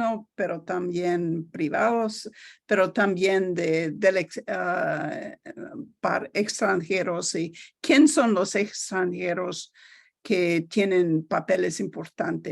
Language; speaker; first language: Spanish; non-native, learner; English